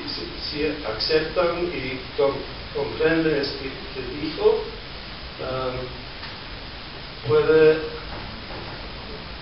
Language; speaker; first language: Spanish; non-native, learner; English